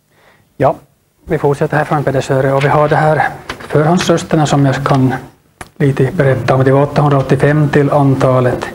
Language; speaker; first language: Swedish; native; Swedish